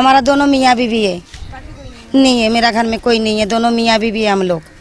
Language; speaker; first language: Hindi; non-native, local second language; Bangla